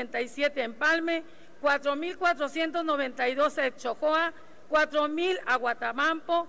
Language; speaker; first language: Spanish; native; Spanish